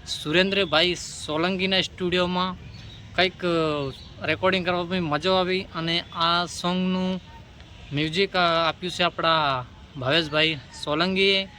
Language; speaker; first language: Gujarati; non-native, local second language; Bhili